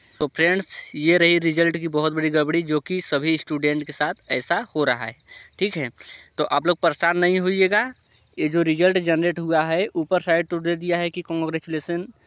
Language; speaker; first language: Hindi; native; Hindi